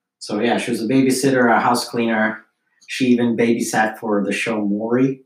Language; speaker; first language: English; early bilingual, other home language; Slovak